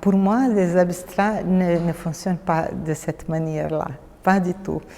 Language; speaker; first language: French; non-native, fluent; Portuguese